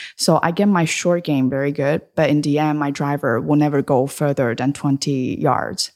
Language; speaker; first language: English; early bilingual, other home language; Chinese